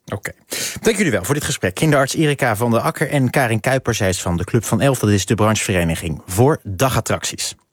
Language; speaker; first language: Dutch; native; Dutch